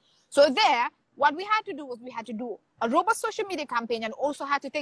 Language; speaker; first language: English; non-native, local second language; Wolof